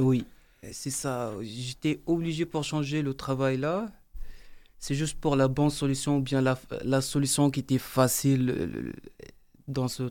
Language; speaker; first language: French; non-native, learner; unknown